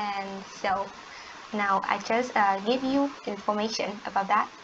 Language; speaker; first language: English; non-native, learner; Vietnamese